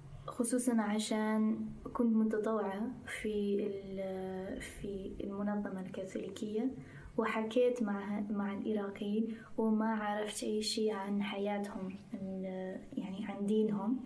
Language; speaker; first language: Arabic; non-native, fluent; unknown